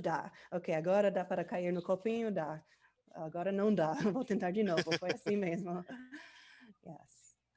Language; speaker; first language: Portuguese; non-native, learner; English